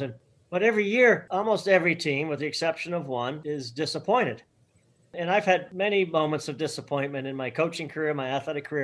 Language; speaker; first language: English; native; English